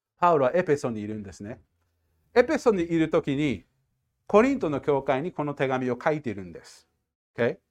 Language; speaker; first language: Japanese; non-native, fluent; English